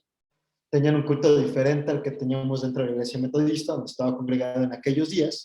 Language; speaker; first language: Spanish; native; Spanish